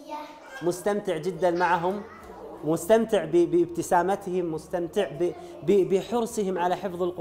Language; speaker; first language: Arabic; native; Arabic